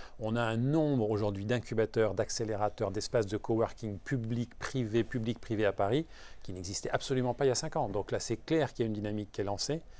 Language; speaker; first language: French; native; French